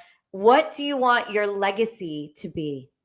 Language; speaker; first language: English; native; English